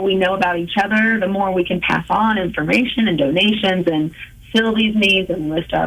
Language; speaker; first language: English; native; English